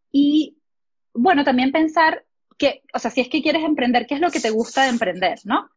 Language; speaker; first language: Spanish; native; Spanish